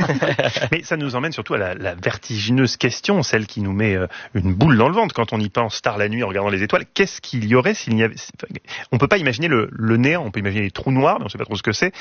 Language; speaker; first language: French; native; French